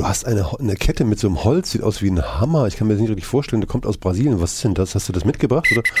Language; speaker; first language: German; native; German